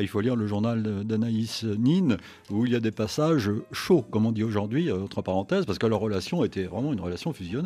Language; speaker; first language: French; native; French